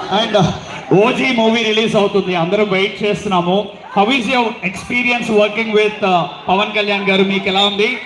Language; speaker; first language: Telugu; native; Telugu